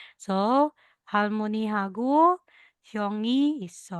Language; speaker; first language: Korean; non-native, learner; Filipino